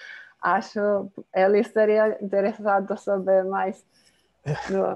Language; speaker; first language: Portuguese; non-native, fluent; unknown